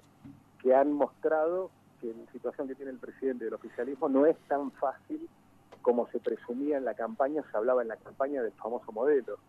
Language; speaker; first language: Spanish; native; Spanish